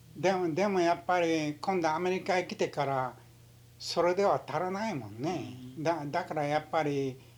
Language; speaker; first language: Japanese; early bilingual, heritage; Japanese